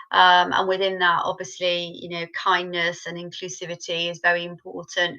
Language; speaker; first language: English; native; English